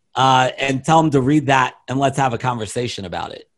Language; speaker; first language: English; native; English